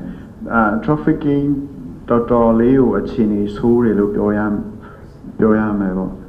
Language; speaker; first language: Burmese; non-native, local second language; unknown